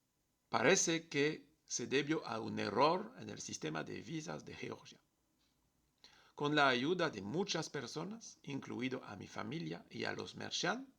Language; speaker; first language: Spanish; non-native, fluent; French